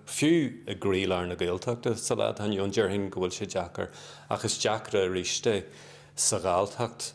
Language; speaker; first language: Irish; non-native, local second language; English